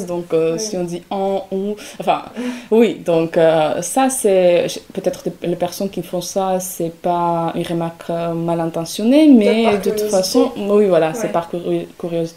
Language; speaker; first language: French; non-native, fluent; Georgian